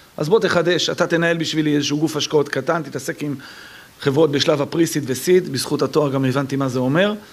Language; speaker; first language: Hebrew; native; Hebrew